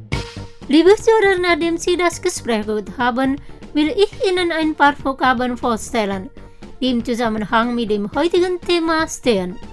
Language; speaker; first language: German; non-native, fluent; Indonesian